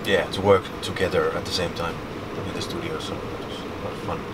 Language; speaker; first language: English; non-native, fluent; Finnish